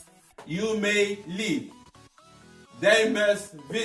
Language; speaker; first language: English; non-native, fluent; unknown